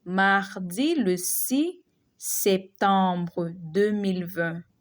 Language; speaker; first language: French; non-native, fluent; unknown